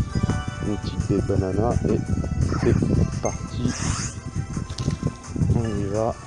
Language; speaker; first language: French; native; French